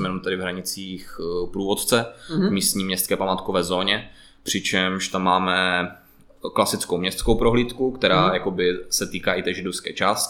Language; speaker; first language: Czech; native; Czech